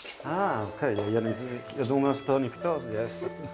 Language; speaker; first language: Russian; non-native, learner; Italian